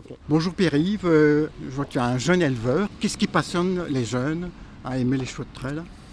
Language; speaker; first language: French; native; French